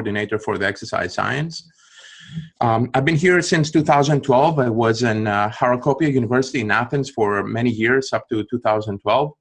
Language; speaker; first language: English; non-native, fluent; Greek